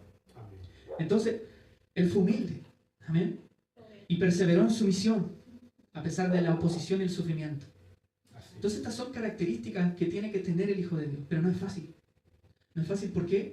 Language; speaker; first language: Spanish; native; Spanish